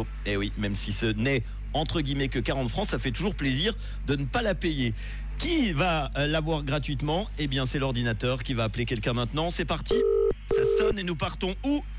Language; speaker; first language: French; native; French